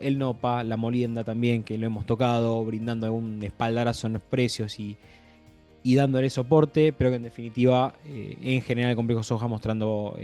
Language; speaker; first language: Spanish; native; Spanish